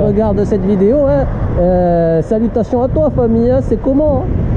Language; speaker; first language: French; native; French